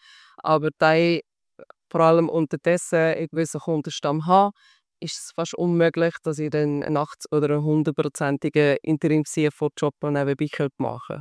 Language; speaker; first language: German; native; German